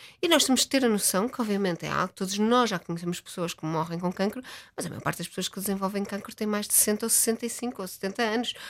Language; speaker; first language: Portuguese; native; Portuguese